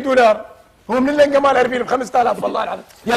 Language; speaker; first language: Arabic; native; Arabic